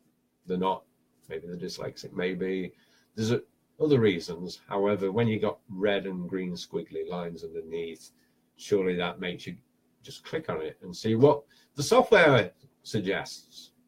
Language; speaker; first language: English; native; English